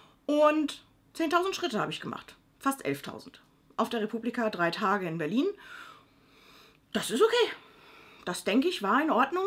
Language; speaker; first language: German; native; German